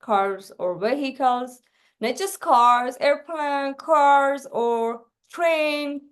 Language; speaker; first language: English; non-native, learner; Persian